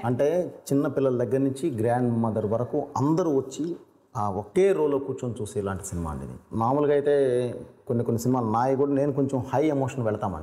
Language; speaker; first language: Telugu; native; Telugu